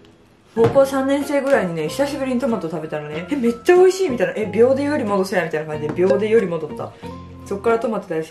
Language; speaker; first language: Japanese; native; Japanese